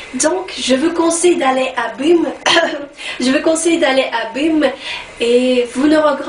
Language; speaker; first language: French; non-native, learner; Russian